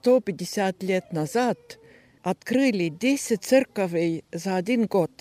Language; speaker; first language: Russian; non-native, local second language; Estonian